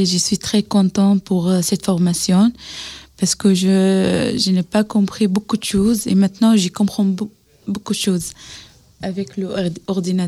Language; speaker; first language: French; non-native, learner; Arabic